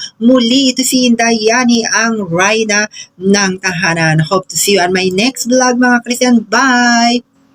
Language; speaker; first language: Filipino; non-native, local second language; Cebuano